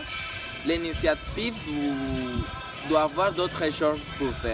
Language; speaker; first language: French; non-native, learner; Spanish